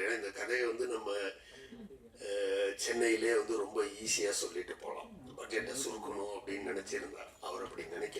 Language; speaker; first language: Tamil; native; Tamil